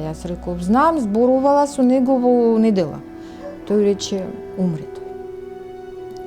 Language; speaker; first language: Macedonian; non-native, learner; Russian